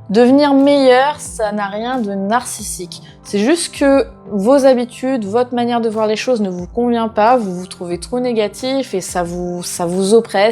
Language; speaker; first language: French; native; French